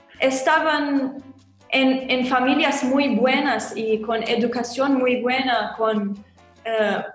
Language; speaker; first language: Spanish; non-native, learner; Arabic